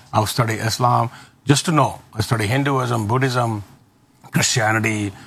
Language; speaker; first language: Punjabi; early bilingual, heritage; Punjabi